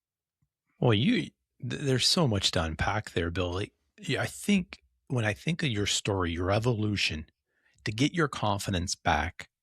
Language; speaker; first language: English; native; English